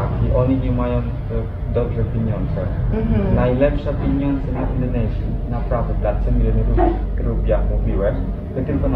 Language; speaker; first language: Polish; non-native, learner; Balinese